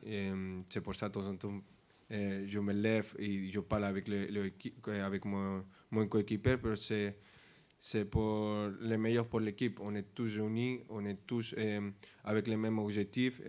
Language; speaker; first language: French; non-native, fluent; Spanish